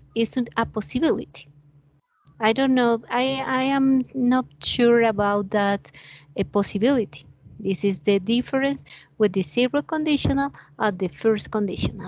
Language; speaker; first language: English; non-native, learner; Spanish